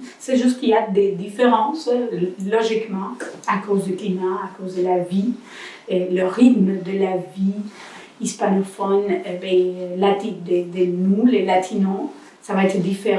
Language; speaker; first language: French; non-native, learner; Spanish